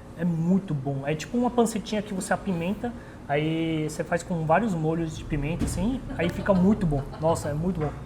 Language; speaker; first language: Portuguese; early bilingual, other home language; Korean